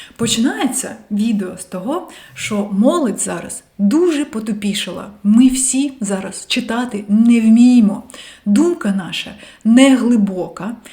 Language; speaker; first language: Ukrainian; non-native, local second language; Russian